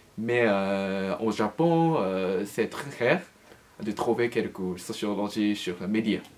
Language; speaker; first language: French; non-native, learner; Japanese